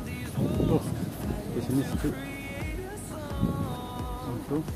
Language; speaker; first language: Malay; non-native, local second language; Javanese